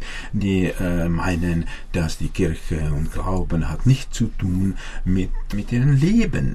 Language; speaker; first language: German; non-native, fluent; Czech